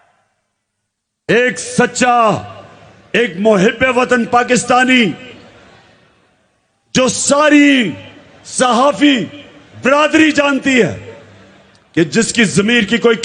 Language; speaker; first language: Urdu; native; Urdu